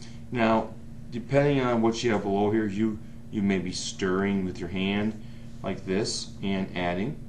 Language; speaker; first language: English; native; English